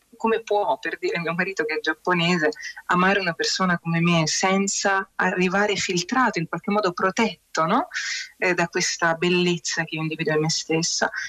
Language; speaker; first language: Italian; native; Italian